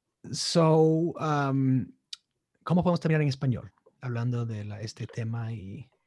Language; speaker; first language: Spanish; non-native, learner; English